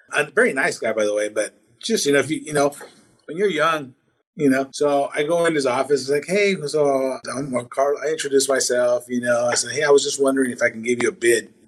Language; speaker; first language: English; native; English